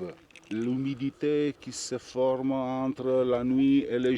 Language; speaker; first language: French; non-native, learner; Italian